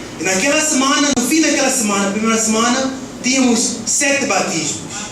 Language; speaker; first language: Portuguese; early bilingual, heritage; Portuguese